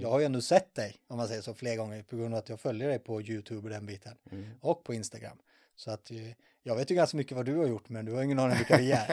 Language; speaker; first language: Swedish; native; Swedish